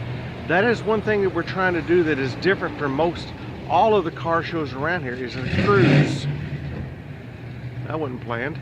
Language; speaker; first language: English; native; English